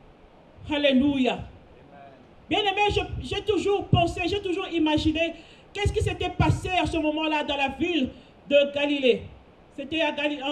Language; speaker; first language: French; non-native, local second language; Lingala